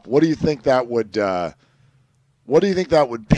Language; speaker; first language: English; native; English